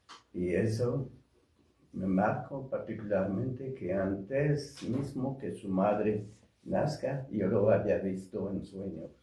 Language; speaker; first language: Spanish; non-native, fluent; French